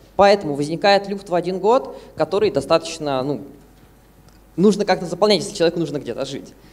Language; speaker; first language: Russian; native; Russian